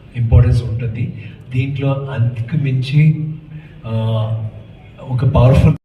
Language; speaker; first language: Telugu; non-native, learner; Tamil